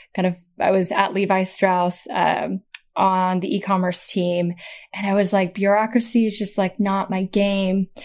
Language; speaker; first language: English; native; English